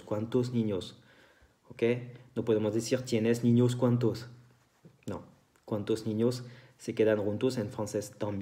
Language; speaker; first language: Spanish; non-native, fluent; French